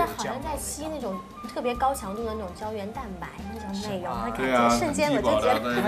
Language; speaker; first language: Chinese; native; Chinese